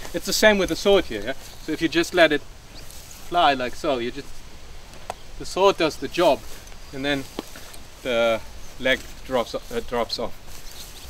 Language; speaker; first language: English; non-native, fluent; German